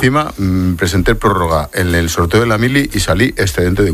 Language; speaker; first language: Spanish; native; Spanish